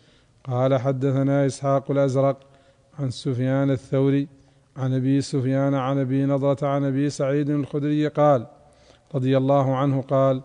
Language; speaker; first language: Arabic; native; Arabic